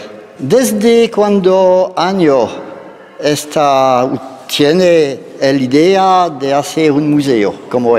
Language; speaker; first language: Spanish; non-native, learner; French